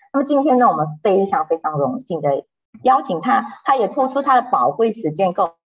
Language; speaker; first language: Chinese; native; Chinese